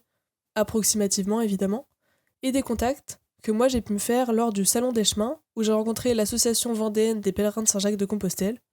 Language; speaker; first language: French; native; French